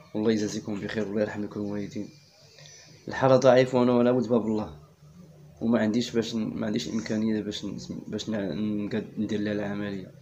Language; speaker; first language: Arabic; native; Arabic